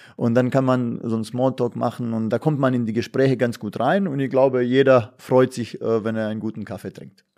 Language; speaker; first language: German; non-native, fluent; Bosnian